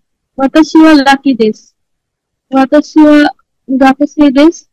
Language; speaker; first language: Japanese; non-native, learner; Bangla